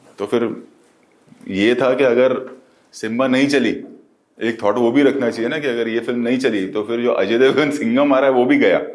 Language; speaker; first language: Hindi; native; Hindi